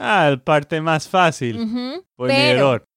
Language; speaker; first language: Spanish; non-native, learner; English